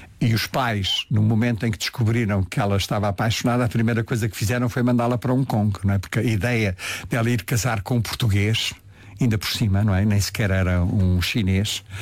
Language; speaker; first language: Portuguese; early bilingual, heritage; Portuguese